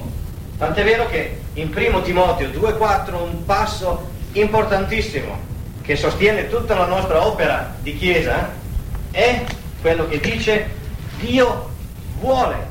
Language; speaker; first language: Italian; native; Italian